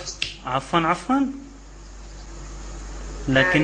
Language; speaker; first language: Arabic; native; Arabic